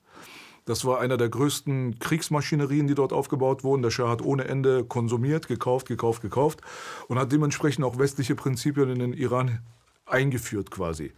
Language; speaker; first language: German; early bilingual, other home language; Persian